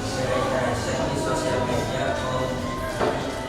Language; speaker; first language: English; non-native, learner; Indonesian